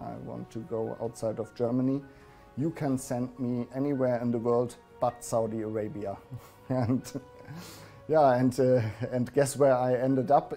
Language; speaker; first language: English; non-native, fluent; German